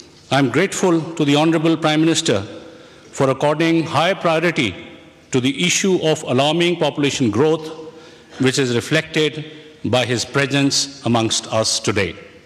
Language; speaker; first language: English; non-native, local second language; Urdu